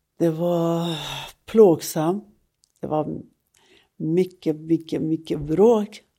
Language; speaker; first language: Swedish; non-native, fluent; Persian